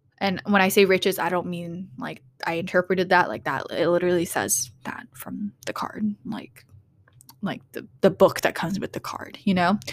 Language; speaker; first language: English; early bilingual, other home language; Vietnamese